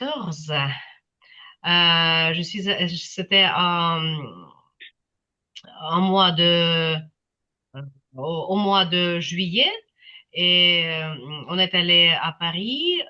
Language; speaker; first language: French; non-native, fluent; Ukrainian